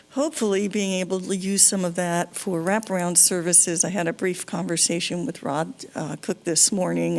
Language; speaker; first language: English; native; English